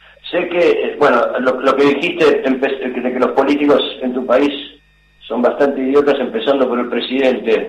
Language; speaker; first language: Spanish; native; Spanish